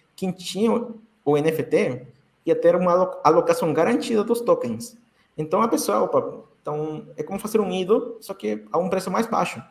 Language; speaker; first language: Portuguese; non-native, fluent; Spanish